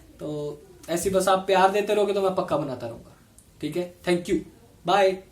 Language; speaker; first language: Hindi; non-native, local second language; Punjabi